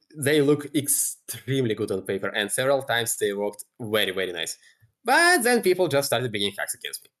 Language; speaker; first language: English; non-native, fluent; Russian